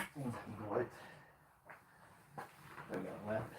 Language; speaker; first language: English; native; English